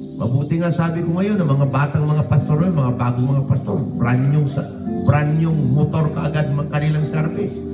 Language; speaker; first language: Filipino; non-native, local second language; Cebuano